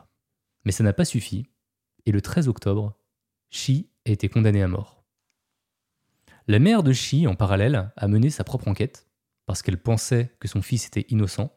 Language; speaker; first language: French; native; French